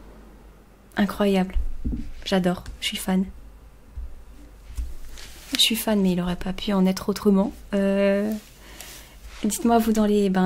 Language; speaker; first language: French; native; French